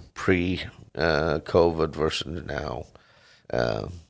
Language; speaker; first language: English; non-native, fluent; Dutch